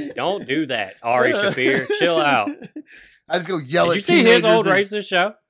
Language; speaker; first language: English; native; English